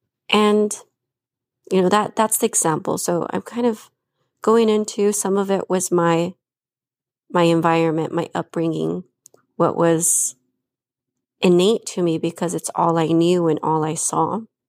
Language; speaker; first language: English; early bilingual, other home language; Spanish